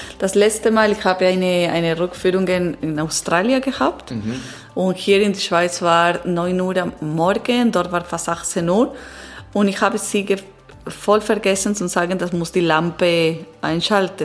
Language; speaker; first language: German; non-native, learner; Italian